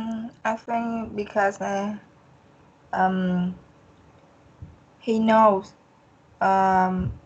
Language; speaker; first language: English; non-native, learner; Vietnamese